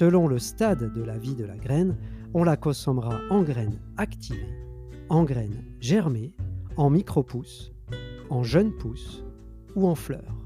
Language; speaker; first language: French; native; French